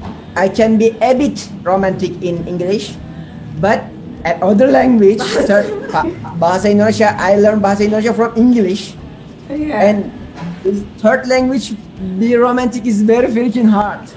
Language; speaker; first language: English; non-native, learner; Turkish